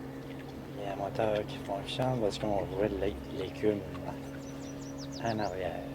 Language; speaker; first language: French; native; French